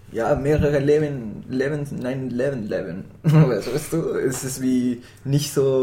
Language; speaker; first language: German; non-native, fluent; Spanish